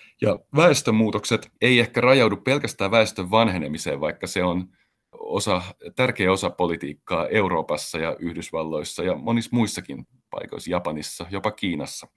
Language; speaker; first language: Finnish; native; Finnish